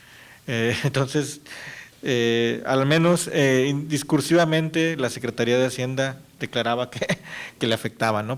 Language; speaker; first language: Spanish; native; Spanish